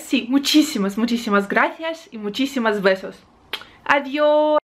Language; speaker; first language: Spanish; non-native, learner; Russian